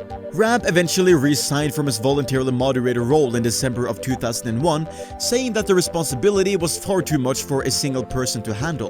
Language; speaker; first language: English; native; English